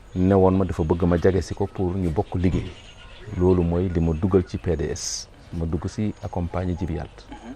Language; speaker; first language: Wolof; non-native, local second language; Fula